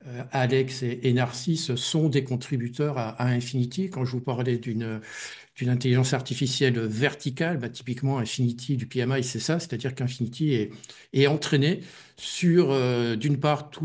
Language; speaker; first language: French; native; French